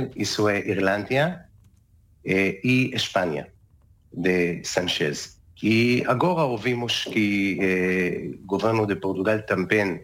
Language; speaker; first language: Portuguese; non-native, learner; Hebrew